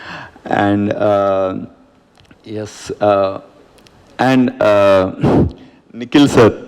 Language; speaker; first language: Tamil; non-native, learner; Kannada